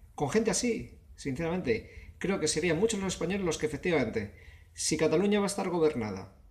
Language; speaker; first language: Spanish; native; Spanish